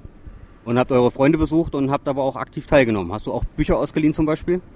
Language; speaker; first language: German; native; German